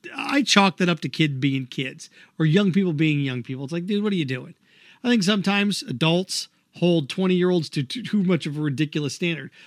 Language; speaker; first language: English; native; English